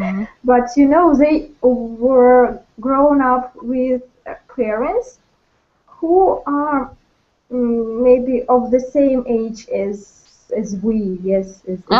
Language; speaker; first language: English; non-native, learner; Russian